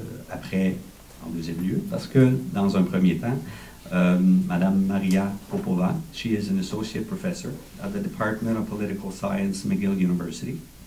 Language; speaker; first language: French; native; French